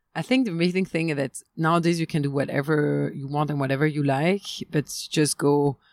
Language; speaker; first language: English; non-native, fluent; French